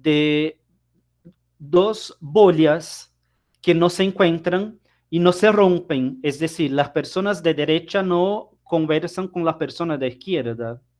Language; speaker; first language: Spanish; non-native, fluent; Portuguese